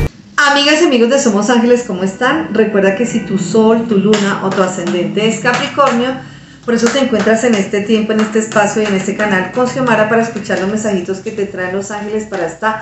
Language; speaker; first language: Spanish; native; Spanish